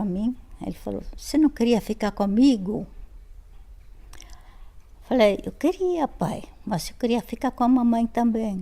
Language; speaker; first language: Portuguese; non-native, fluent; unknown